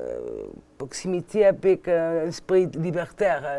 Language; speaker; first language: French; non-native, learner; Catalan